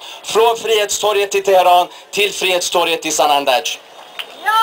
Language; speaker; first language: Swedish; early bilingual, other home language; Persian